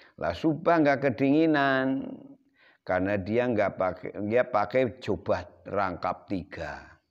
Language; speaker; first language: Indonesian; non-native, local second language; Javanese